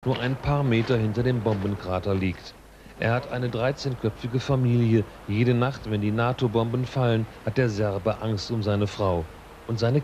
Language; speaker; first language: German; native; German